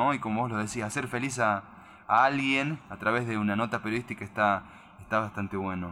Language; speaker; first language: Spanish; native; Spanish